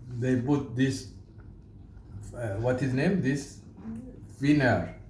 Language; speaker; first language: English; non-native, learner; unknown